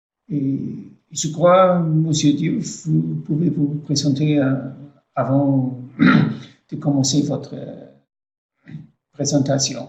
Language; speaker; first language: French; non-native, fluent; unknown